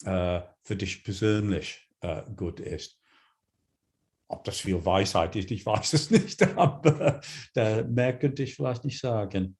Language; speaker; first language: German; non-native, fluent; English